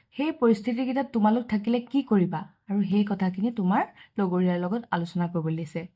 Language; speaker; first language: Assamese; native; Assamese